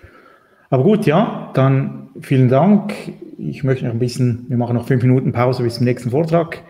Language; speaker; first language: German; native; German